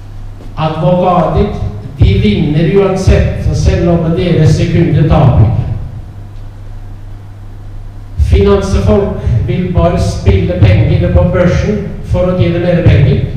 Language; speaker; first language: Norwegian; non-native, fluent; Italian